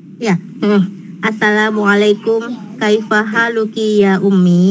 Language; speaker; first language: Arabic; non-native, learner; Indonesian